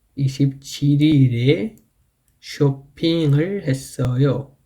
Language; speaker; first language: Korean; non-native, learner; Bangla